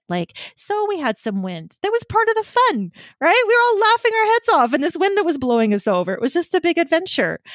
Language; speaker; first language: English; native; English